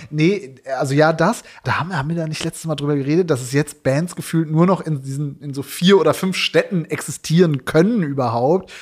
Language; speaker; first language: German; native; German